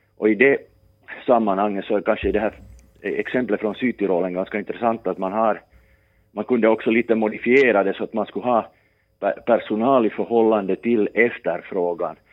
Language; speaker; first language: Swedish; native; Swedish